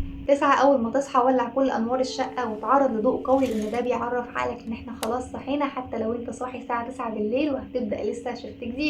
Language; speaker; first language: Arabic; native; Arabic